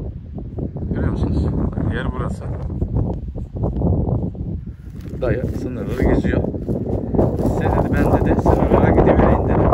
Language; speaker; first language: Turkish; native; Turkish